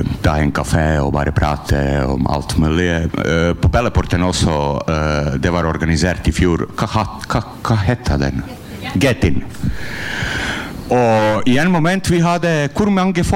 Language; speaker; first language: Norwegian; non-native, learner; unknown